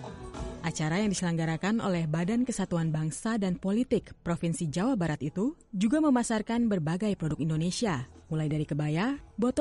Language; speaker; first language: Indonesian; native; Indonesian